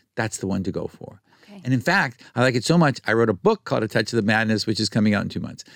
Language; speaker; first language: English; native; English